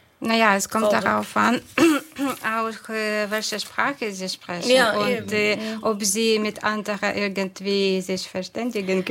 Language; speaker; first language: German; non-native, fluent; Ukrainian